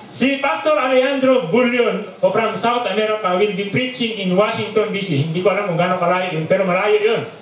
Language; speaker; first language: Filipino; non-native, local second language; Bikol